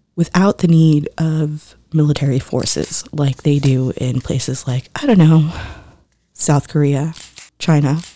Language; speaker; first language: English; native; English